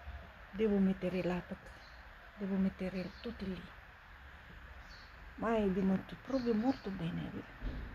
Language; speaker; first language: Italian; non-native, learner; Cebuano